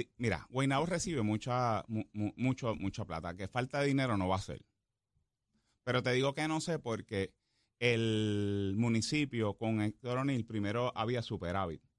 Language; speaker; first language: Spanish; native; Spanish